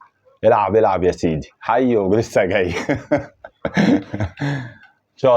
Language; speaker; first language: Arabic; native; Arabic